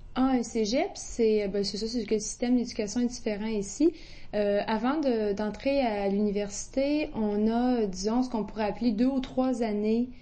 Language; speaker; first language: French; native; French